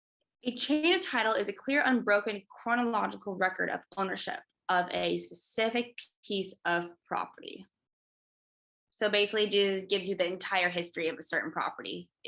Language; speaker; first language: English; native; English